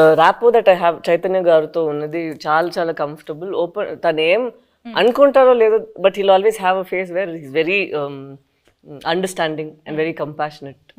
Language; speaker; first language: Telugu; non-native, local second language; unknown